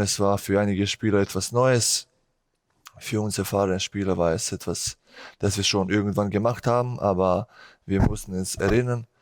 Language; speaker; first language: German; non-native, fluent; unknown